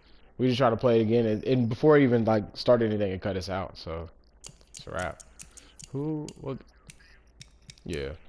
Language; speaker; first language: English; native; English